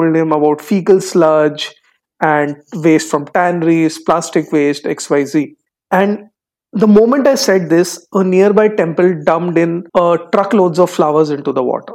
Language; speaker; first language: English; non-native, local second language; Hindi